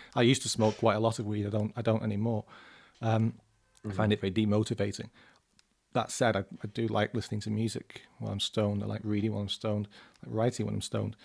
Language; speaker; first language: English; native; English